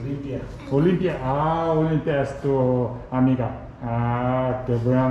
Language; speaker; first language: Spanish; non-native, learner; Korean